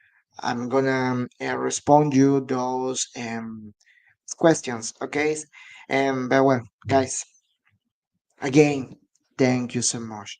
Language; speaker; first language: English; non-native, learner; Spanish